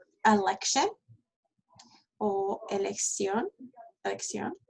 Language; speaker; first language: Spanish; early bilingual, heritage; Spanish